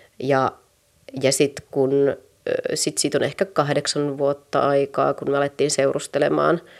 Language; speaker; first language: Finnish; native; Finnish